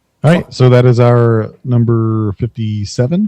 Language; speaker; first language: English; native; English